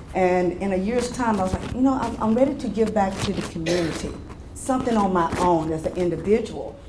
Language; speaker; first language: English; native; English